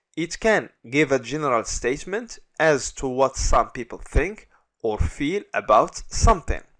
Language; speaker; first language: English; non-native, fluent; Arabic